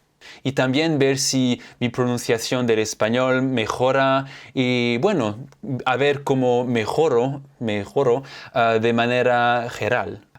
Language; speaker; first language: Spanish; non-native, fluent; French